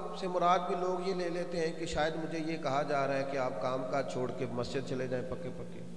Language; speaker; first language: Urdu; non-native, local second language; Punjabi